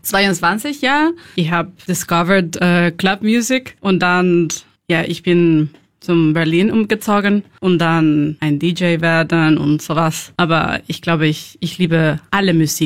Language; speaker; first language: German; non-native, learner; Spanish